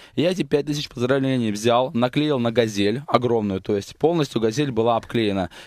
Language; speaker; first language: Russian; native; Russian